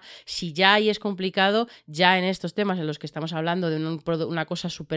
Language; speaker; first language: Spanish; native; Spanish